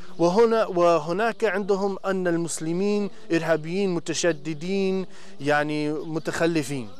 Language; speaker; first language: Arabic; non-native, fluent; English